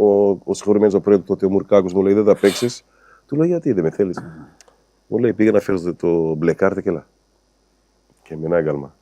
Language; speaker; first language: Greek; non-native, learner; Kabuverdianu